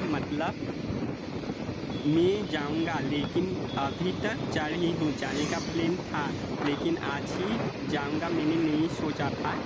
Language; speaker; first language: Hindi; non-native, local second language; Assamese